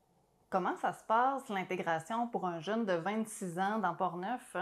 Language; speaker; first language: French; native; French